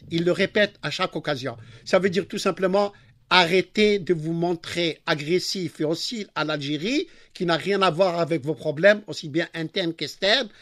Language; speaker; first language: French; non-native, local second language; Arabic